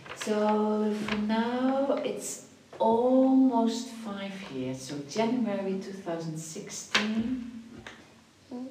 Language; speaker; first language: English; non-native, fluent; Dutch